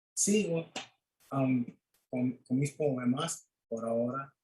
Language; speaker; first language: Spanish; early bilingual, other home language; English